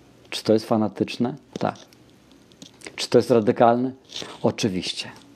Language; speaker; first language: Polish; non-native, fluent; Russian